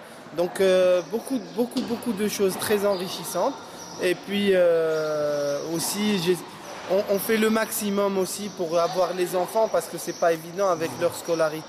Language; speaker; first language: French; non-native, local second language; Arabic